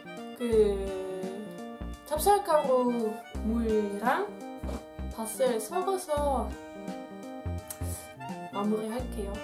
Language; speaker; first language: Korean; non-native, fluent; Dutch